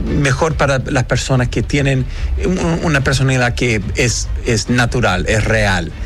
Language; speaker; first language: Spanish; early bilingual, heritage; English